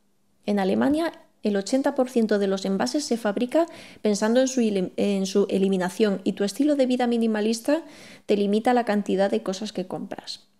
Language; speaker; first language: Spanish; native; Spanish